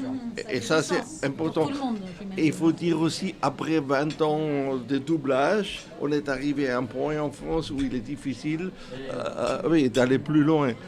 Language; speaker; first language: French; non-native, fluent; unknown